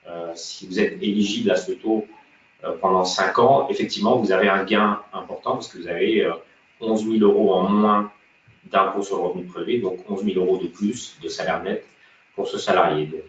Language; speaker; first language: French; native; French